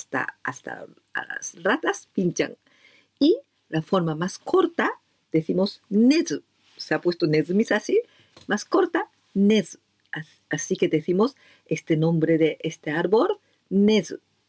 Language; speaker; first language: Spanish; non-native, learner; Japanese